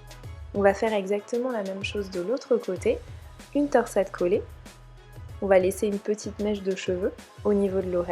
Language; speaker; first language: French; native; French